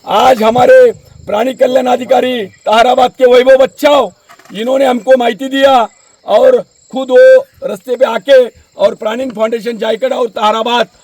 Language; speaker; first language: Hindi; non-native, local second language; Marathi